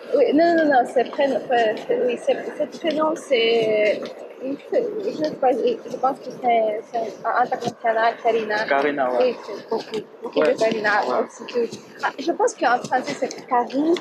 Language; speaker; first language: French; non-native, learner; Russian